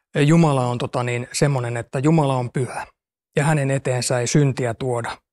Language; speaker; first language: Finnish; native; Finnish